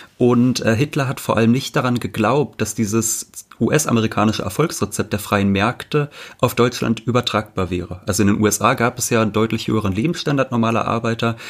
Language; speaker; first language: German; native; German